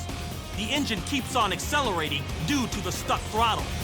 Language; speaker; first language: English; native; English